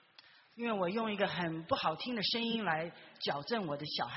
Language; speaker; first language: Chinese; native; Chinese